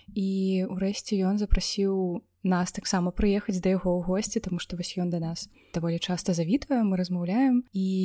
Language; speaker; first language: Belarusian; non-native, local second language; Russian